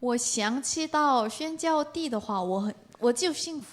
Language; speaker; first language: Chinese; non-native, learner; Korean